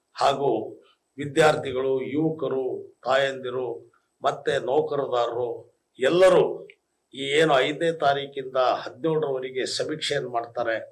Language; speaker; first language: Kannada; non-native, local second language; Lambadi